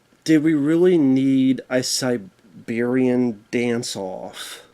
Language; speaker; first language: English; native; English